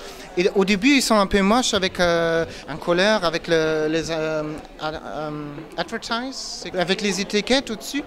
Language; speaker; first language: French; non-native, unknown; German